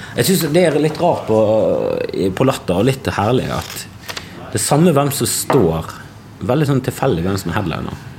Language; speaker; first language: Norwegian; native; Norwegian